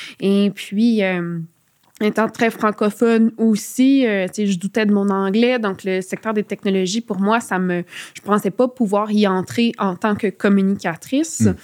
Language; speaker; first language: French; native; French